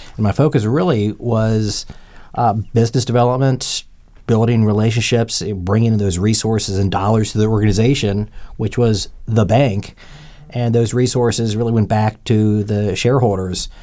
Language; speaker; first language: English; native; English